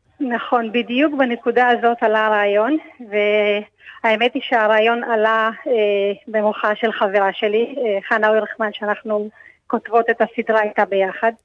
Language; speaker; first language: Hebrew; early bilingual, other home language; Russian